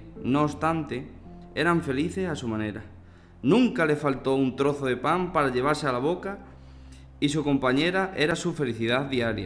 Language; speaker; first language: Spanish; native; Spanish